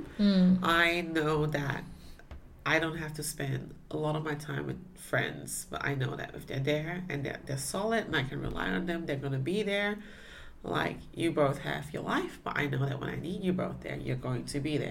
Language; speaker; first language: English; non-native, local second language; Chinese